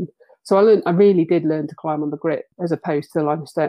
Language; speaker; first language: English; native; English